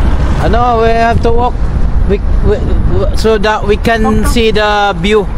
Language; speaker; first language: English; non-native, local second language; Filipino